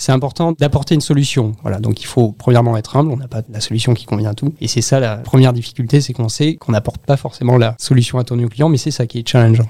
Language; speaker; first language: French; native; French